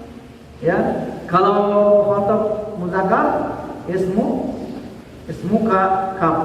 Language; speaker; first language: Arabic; non-native, fluent; Indonesian